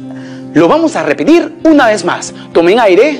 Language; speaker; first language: Spanish; native; Spanish